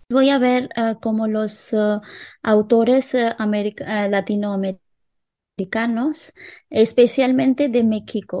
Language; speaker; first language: Spanish; non-native, local second language; Hindi